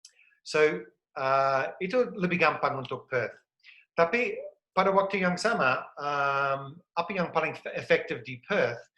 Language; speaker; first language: Indonesian; non-native, fluent; English